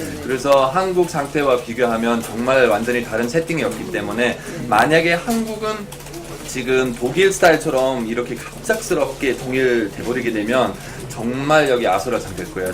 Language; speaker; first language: Korean; non-native, fluent; German